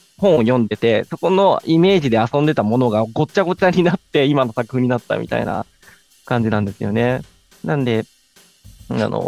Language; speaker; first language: Japanese; native; Japanese